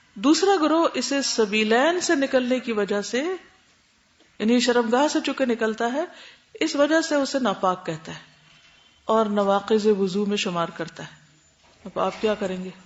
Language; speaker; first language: Urdu; native; Urdu